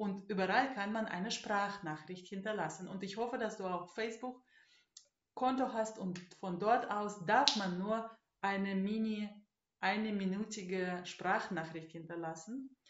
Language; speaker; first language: German; non-native, fluent; Russian